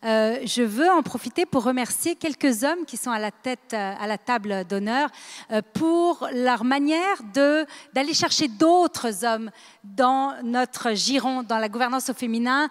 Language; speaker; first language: French; native; French